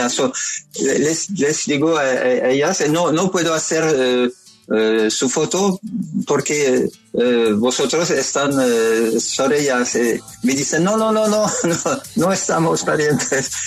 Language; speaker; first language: Spanish; non-native, learner; French